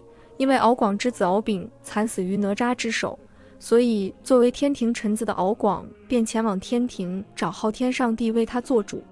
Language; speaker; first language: Chinese; native; Chinese